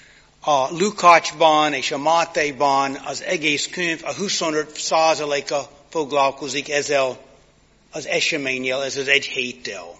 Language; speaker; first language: Hungarian; non-native, fluent; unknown